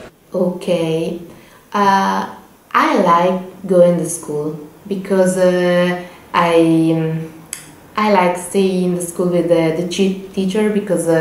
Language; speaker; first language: English; non-native, learner; Italian